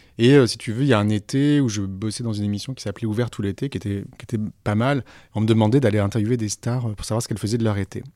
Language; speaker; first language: French; native; French